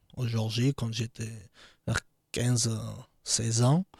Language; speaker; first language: French; non-native, learner; Georgian